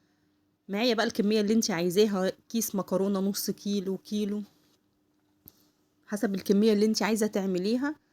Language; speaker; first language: Arabic; native; Arabic